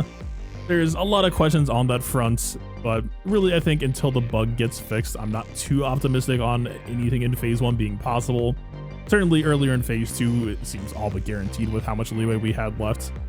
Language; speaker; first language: English; native; English